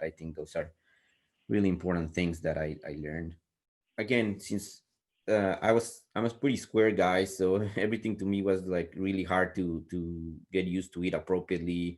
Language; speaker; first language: English; non-native, fluent; Spanish